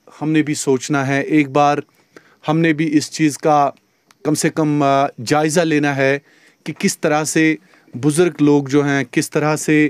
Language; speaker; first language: Hindi; non-native, local second language; Kashmiri